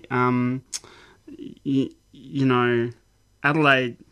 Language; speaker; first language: English; native; English